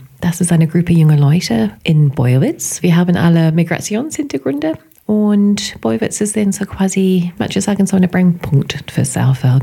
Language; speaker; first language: German; non-native, fluent; English